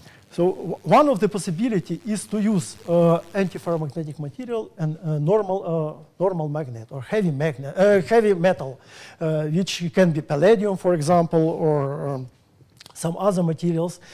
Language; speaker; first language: English; non-native, fluent; Russian